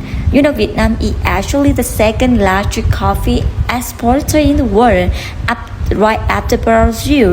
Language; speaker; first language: English; non-native, learner; Vietnamese